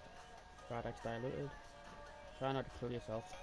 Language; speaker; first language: English; native; English